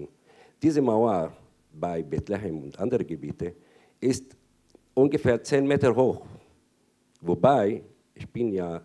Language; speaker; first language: German; non-native, fluent; Arabic